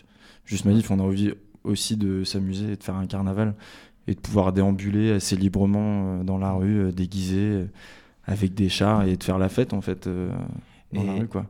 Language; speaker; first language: French; native; French